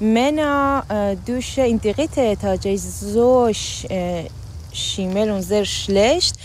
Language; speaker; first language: German; non-native, learner; Persian